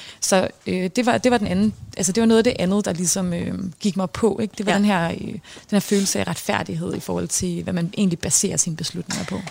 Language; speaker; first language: Danish; native; Danish